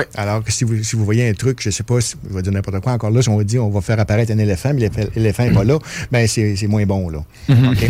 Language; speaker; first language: French; native; French